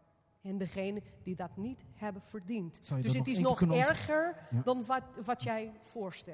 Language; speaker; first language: Dutch; non-native, fluent; Portuguese